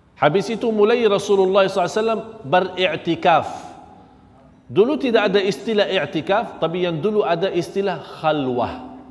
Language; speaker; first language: Malay; non-native, fluent; Arabic